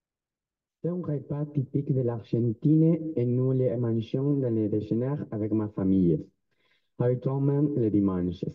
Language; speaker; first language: French; non-native, learner; Spanish